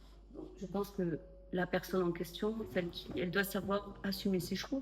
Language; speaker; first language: French; native; French